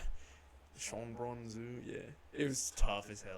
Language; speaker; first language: English; native; English